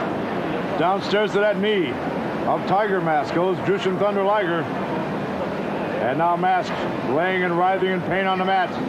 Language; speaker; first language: English; native; English